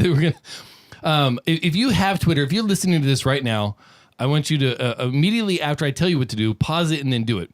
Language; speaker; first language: English; native; English